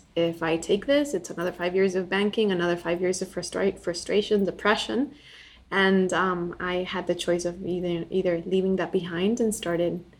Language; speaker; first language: English; non-native, fluent; Spanish